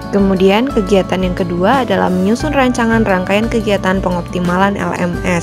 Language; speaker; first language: Indonesian; native; Indonesian